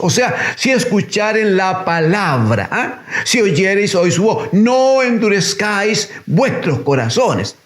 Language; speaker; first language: Spanish; native; Spanish